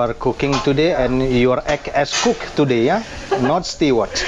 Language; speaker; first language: English; non-native, learner; Indonesian